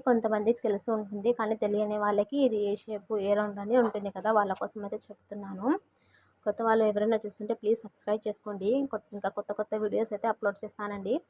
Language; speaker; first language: Telugu; non-native, local second language; Urdu